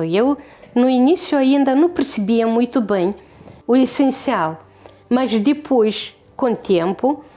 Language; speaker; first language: Portuguese; non-native, fluent; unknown